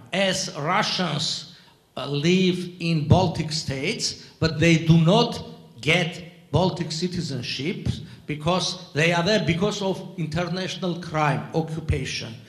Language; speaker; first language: English; non-native, fluent; Armenian